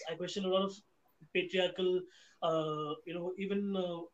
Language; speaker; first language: English; non-native, local second language; Hindi